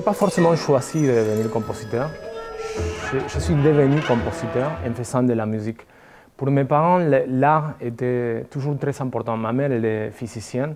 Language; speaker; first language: French; non-native, fluent; Spanish